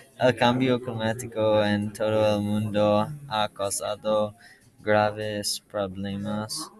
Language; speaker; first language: Spanish; non-native, learner; English